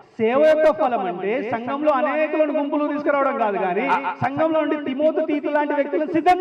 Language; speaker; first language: Telugu; native; Telugu